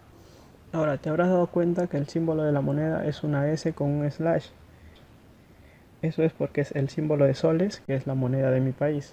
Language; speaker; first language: Spanish; native; Spanish